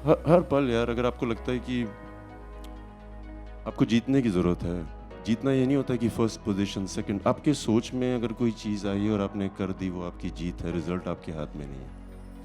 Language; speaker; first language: Hindi; native; Hindi